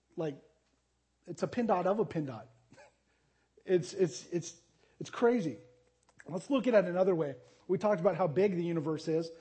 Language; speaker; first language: English; native; English